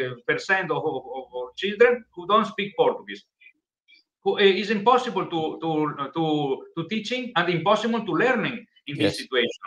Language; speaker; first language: English; non-native, learner; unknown